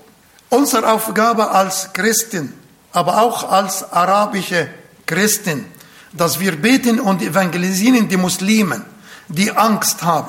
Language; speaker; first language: German; non-native, fluent; Arabic